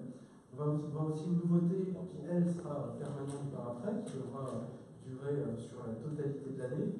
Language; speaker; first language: French; native; French